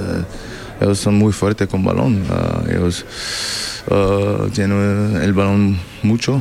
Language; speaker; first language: Spanish; non-native, learner; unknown